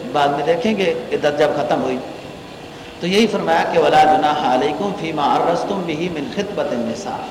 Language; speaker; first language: Urdu; native; Urdu